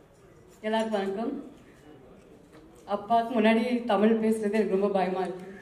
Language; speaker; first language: Tamil; non-native, fluent; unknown